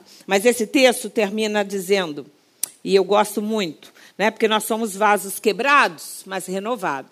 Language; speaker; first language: Portuguese; native; Portuguese